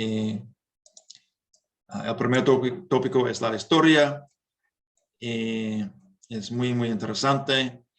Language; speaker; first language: Spanish; non-native, learner; English